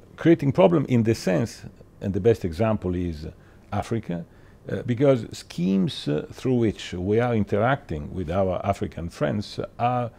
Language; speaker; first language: English; non-native, fluent; Italian